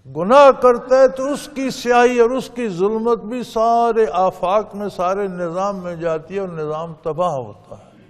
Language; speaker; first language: Urdu; non-native, local second language; Punjabi